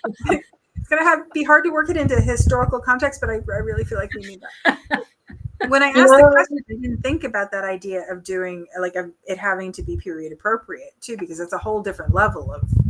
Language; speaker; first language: English; native; English